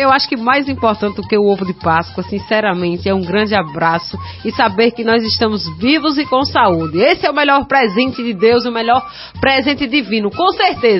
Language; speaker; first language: Portuguese; native; Portuguese